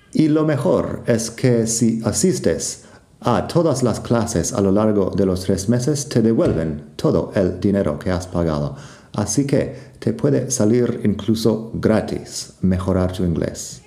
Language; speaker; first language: Spanish; non-native, fluent; English